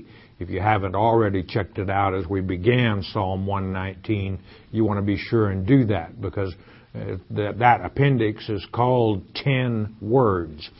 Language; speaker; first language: English; native; English